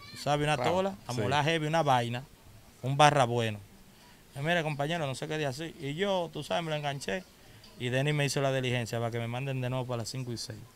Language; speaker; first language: Spanish; native; Spanish